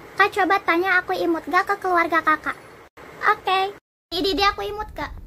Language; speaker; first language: Indonesian; native; Indonesian